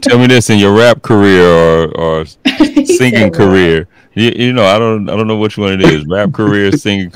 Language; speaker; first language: English; native; English